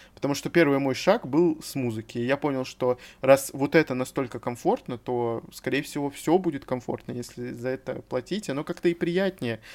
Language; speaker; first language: Russian; native; Russian